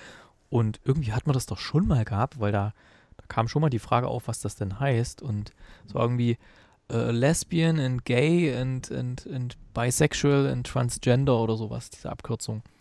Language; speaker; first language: German; native; German